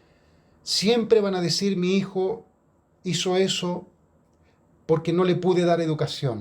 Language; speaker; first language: Spanish; native; Spanish